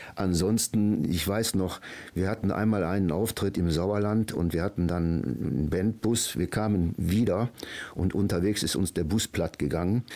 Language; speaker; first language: German; native; German